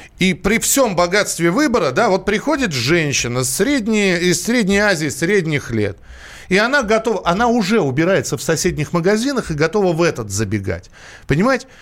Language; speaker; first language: Russian; native; Russian